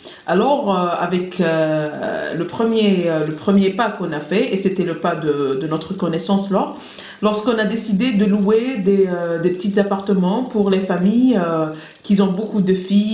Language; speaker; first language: French; non-native, local second language; Arabic